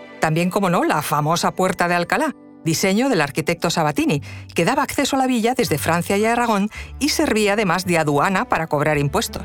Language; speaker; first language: Spanish; native; Spanish